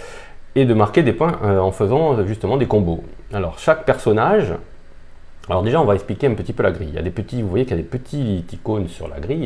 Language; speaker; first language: French; native; French